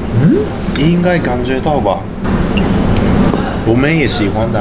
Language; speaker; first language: Chinese; non-native, fluent; Japanese